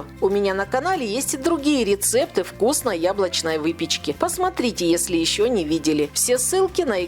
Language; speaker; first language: Russian; native; Russian